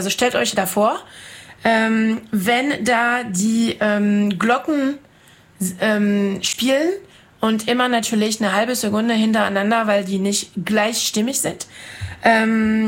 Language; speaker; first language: German; non-native, fluent; French